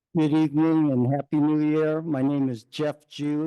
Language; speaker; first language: English; native; English